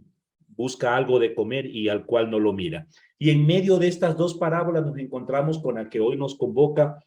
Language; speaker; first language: Spanish; native; Spanish